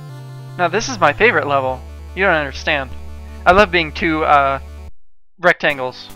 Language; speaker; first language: English; native; English